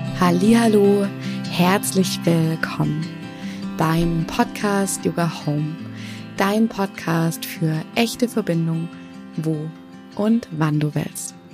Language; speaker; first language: German; native; German